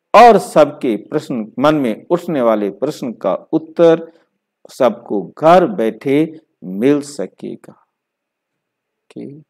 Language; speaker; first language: Hindi; native; Hindi